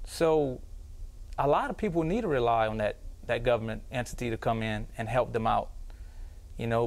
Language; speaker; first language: English; native; English